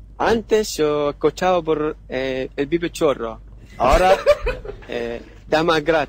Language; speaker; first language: Spanish; non-native, learner; Arabic